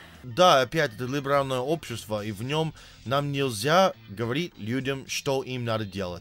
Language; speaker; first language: Russian; non-native, fluent; English